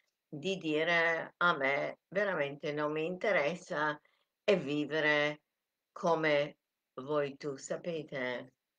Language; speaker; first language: Italian; non-native, fluent; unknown